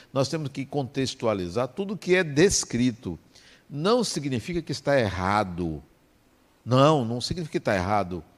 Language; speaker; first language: Portuguese; native; Portuguese